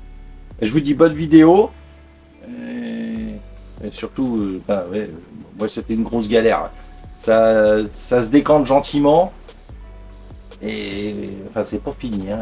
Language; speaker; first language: French; native; French